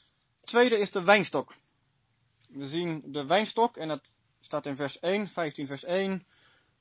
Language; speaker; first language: Dutch; native; Dutch